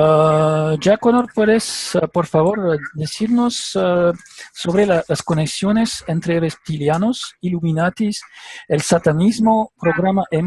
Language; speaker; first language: Spanish; non-native, learner; French